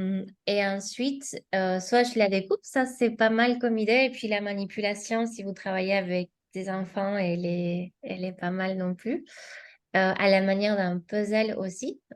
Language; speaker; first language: French; non-native, fluent; Spanish